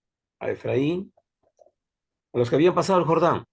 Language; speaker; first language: Spanish; native; Spanish